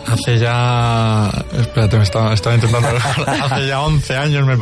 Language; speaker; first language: Spanish; native; Spanish